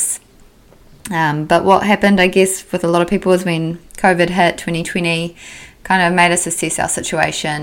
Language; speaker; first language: English; native; English